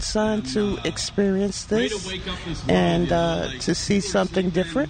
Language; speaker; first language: English; native; English